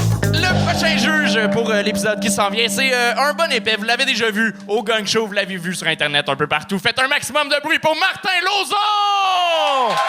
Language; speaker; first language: French; native; French